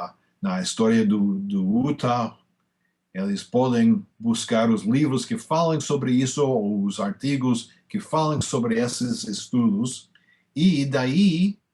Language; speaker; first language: Portuguese; non-native, fluent; English